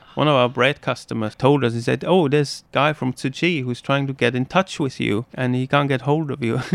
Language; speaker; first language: English; non-native, fluent; German